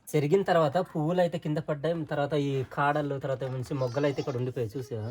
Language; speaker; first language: Telugu; non-native, local second language; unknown